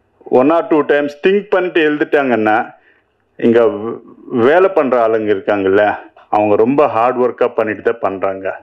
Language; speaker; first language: Tamil; non-native, learner; Telugu